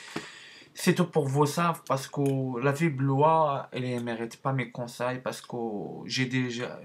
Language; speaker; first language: French; non-native, learner; Arabic